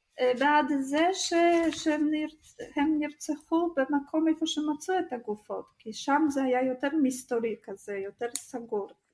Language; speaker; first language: Hebrew; non-native, fluent; Russian